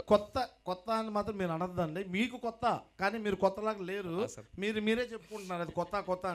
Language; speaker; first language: Telugu; native; Telugu